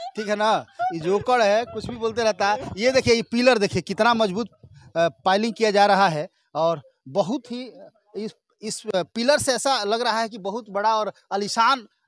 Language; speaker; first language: Hindi; native; Hindi